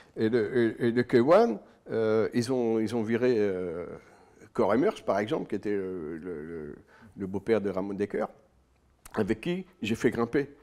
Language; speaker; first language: French; native; French